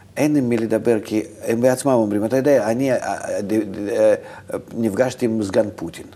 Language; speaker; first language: Hebrew; non-native, fluent; Russian